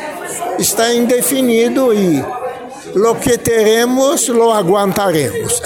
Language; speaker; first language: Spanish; non-native, learner; Portuguese